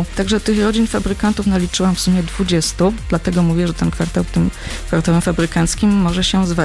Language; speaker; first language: Polish; native; Polish